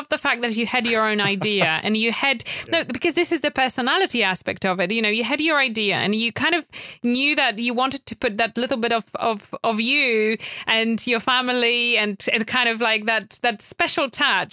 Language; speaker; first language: English; non-native, fluent; Polish